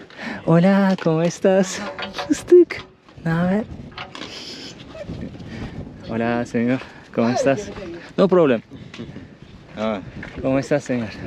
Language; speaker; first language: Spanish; non-native, learner; Turkish